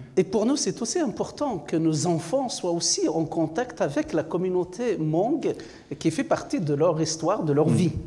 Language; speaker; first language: French; non-native, local second language; Kabyle